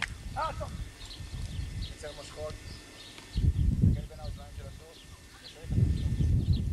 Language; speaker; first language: Hebrew; native; Hebrew